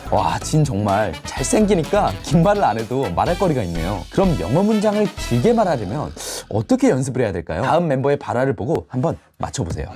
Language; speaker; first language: Korean; native; Korean